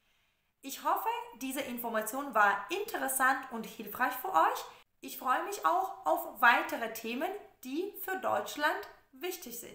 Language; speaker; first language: German; non-native, fluent; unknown